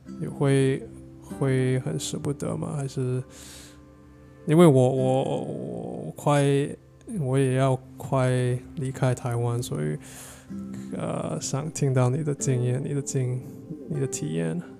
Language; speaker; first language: Chinese; non-native, learner; English